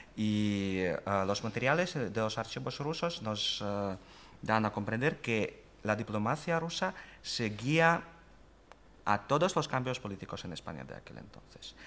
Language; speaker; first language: Spanish; non-native, fluent; Russian